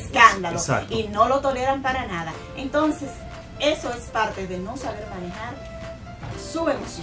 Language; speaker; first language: Spanish; native; Spanish